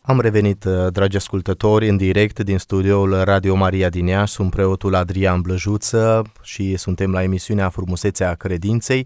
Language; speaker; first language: Romanian; native; Romanian